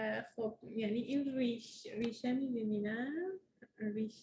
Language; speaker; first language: Persian; early bilingual, heritage; Persian